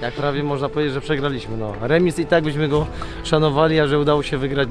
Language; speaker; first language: Polish; native; Polish